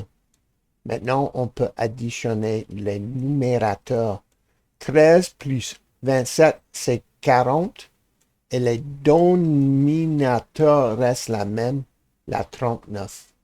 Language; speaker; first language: French; non-native, learner; English